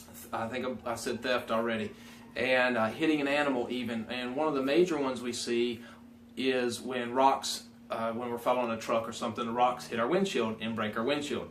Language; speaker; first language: English; native; English